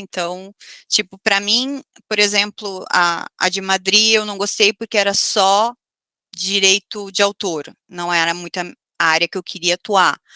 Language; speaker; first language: Portuguese; native; Portuguese